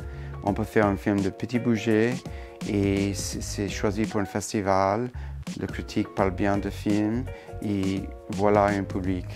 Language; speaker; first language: French; non-native, fluent; English